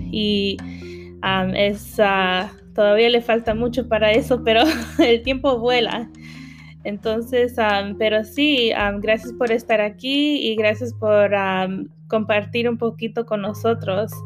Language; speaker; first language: Spanish; early bilingual, heritage; Spanish